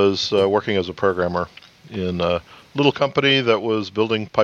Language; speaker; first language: English; native; English